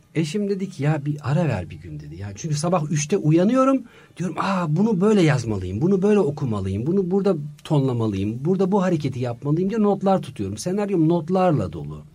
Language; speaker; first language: Turkish; early bilingual, heritage; Turkish